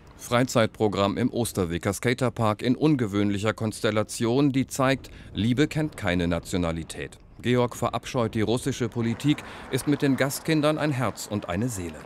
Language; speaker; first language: German; native; German